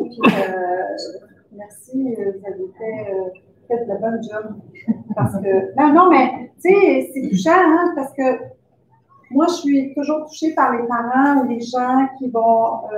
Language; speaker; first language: French; native; French